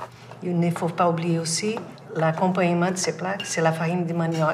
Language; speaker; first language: French; non-native, fluent; Portuguese